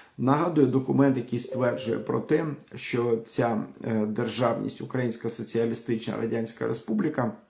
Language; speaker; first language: Ukrainian; non-native, local second language; Russian